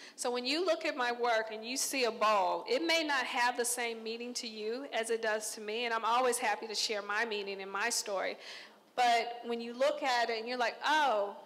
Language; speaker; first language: English; native; English